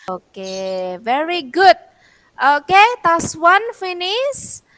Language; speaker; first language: English; non-native, fluent; Indonesian